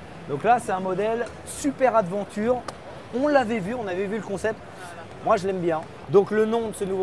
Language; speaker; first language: French; native; French